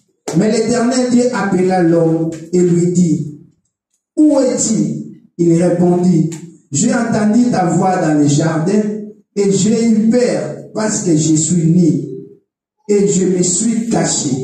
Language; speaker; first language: French; non-native, local second language; Lingala